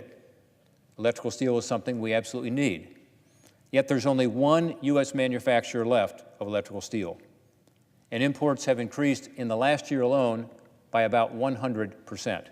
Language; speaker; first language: English; native; English